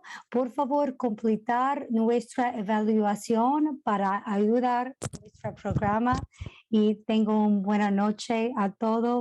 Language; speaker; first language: Spanish; non-native, fluent; English